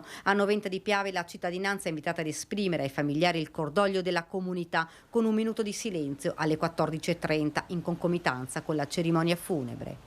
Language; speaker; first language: Italian; native; Italian